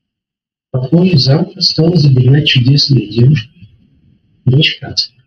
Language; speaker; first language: Russian; native; Russian